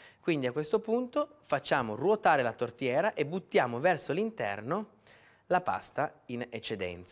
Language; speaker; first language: Italian; native; Italian